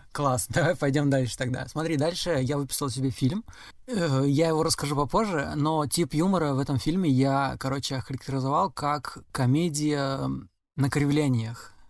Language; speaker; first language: Russian; native; Russian